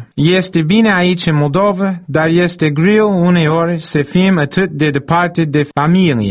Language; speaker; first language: Romanian; non-native, fluent; English